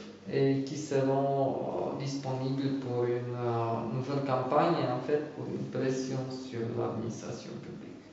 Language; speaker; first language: French; non-native, fluent; Romanian